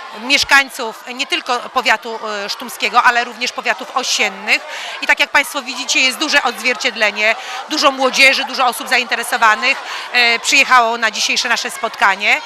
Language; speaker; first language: Polish; native; Polish